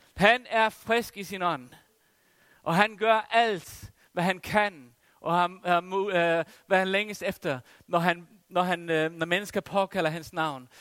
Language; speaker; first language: Danish; non-native, local second language; Faroese